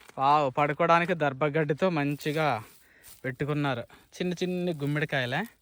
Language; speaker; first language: Telugu; native; Telugu